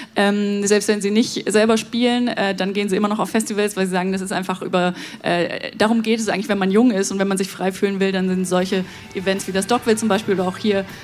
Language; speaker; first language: German; native; German